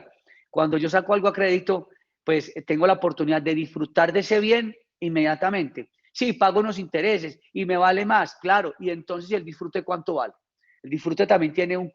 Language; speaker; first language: Spanish; native; Spanish